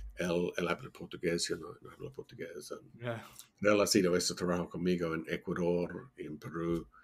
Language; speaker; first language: Spanish; non-native, learner; English